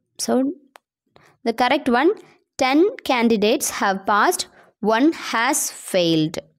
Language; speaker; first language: English; non-native, local second language; Tamil